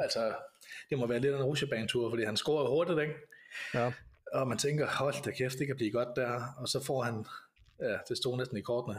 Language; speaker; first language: Danish; native; Danish